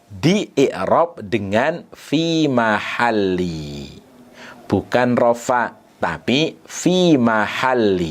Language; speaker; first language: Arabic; non-native, fluent; Indonesian